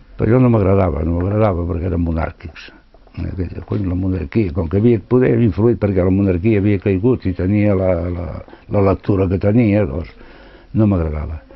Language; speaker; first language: Catalan; non-native, local second language; Spanish